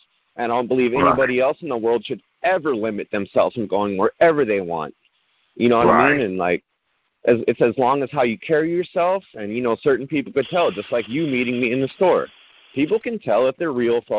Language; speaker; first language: English; native; English